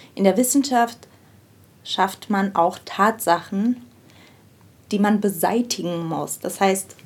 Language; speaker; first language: German; non-native, fluent; Ukrainian